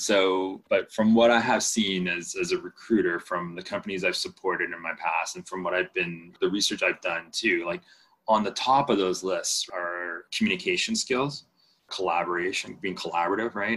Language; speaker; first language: English; non-native, fluent; Spanish